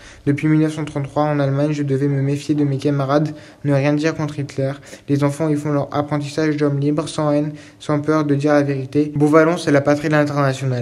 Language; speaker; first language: French; native; French